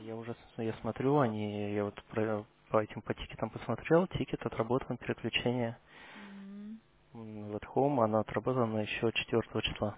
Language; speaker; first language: Russian; native; Russian